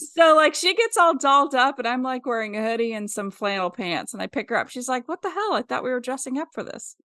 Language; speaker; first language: English; native; English